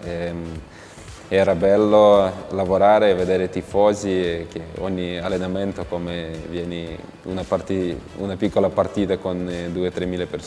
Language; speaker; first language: Italian; non-native, fluent; Ukrainian